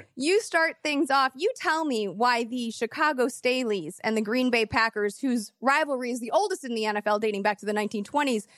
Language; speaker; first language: English; native; English